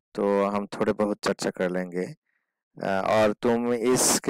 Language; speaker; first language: Hindi; non-native, local second language; Bangla